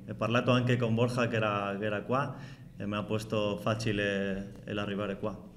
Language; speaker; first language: Italian; non-native, learner; Spanish